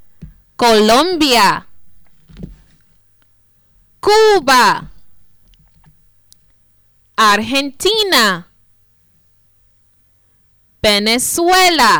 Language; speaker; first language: Spanish; non-native, fluent; English